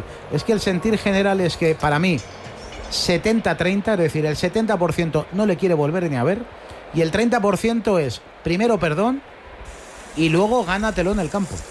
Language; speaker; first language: Spanish; native; Spanish